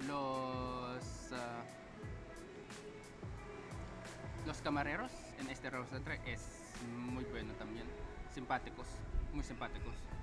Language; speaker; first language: Spanish; non-native, learner; Filipino